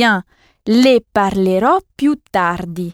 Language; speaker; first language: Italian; non-native, fluent; French